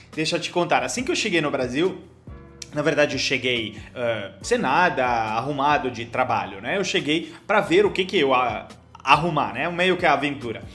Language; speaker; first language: Portuguese; non-native, fluent; Italian